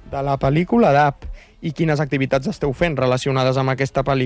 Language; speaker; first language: Catalan; native; Catalan